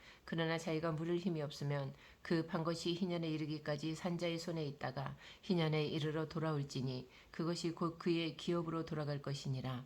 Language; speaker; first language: Korean; native; Korean